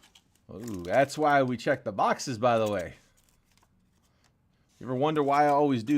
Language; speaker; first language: English; native; English